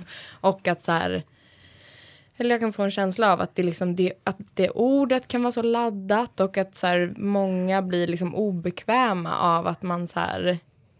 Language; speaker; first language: Swedish; native; Swedish